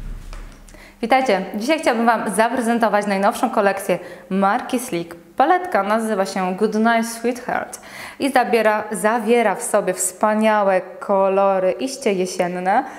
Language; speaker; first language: Polish; native; Polish